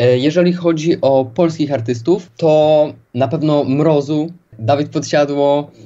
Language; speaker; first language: Polish; native; Polish